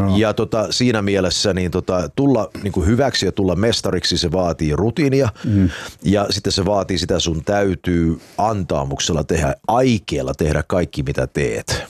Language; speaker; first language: Finnish; early bilingual, heritage; Finnish